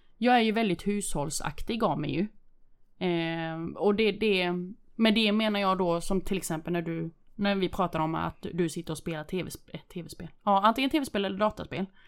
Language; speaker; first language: Swedish; early bilingual, other home language; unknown